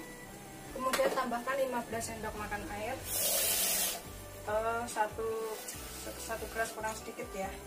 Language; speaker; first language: Indonesian; native; Indonesian